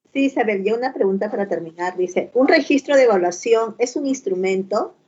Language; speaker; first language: Spanish; native; Spanish